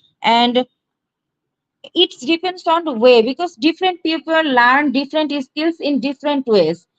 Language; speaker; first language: English; non-native, learner; Bangla